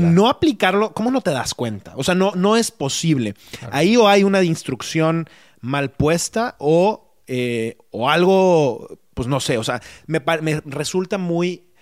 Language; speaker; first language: Spanish; native; Spanish